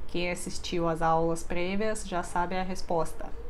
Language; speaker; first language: Portuguese; non-native, fluent; Russian